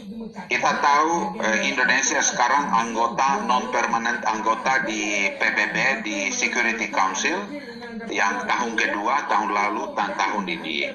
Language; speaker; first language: Indonesian; non-native, fluent; Finnish